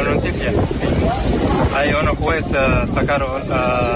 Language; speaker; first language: Spanish; non-native, learner; Arabic